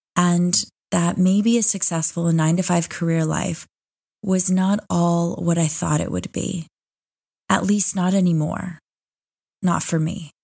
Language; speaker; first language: English; native; English